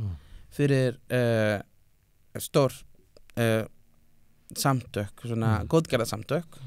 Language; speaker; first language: Icelandic; non-native, learner; Spanish